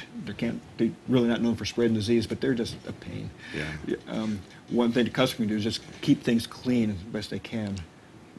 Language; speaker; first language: English; native; English